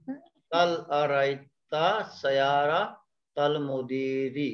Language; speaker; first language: Arabic; non-native, fluent; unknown